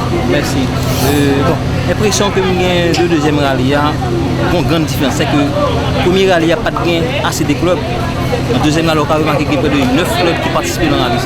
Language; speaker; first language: French; non-native, local second language; Haitian Creole